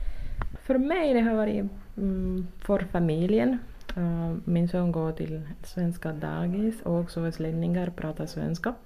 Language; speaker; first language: Swedish; non-native, fluent; Spanish